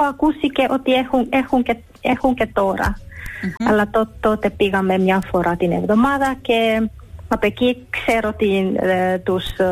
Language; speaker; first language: Greek; early bilingual, heritage; Finnish